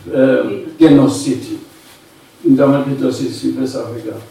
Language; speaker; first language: German; non-native, fluent; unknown